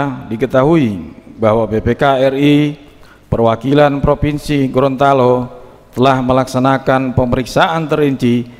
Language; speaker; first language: Indonesian; native; Indonesian